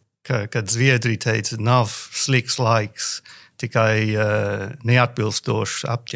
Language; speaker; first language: Latvian; non-native, learner; English